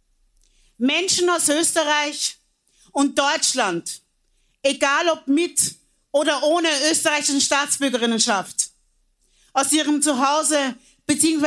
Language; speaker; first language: German; early bilingual, other home language; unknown